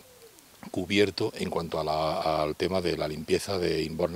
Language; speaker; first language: Spanish; native; Spanish